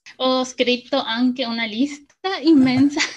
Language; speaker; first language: Italian; non-native, learner; Spanish